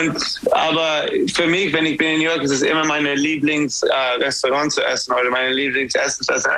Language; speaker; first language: German; non-native, learner; English